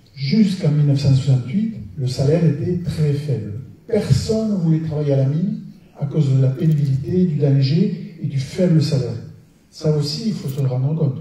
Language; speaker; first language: French; native; French